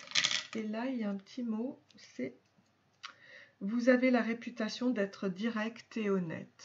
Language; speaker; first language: French; native; French